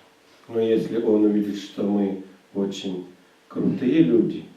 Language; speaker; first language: Russian; native; Russian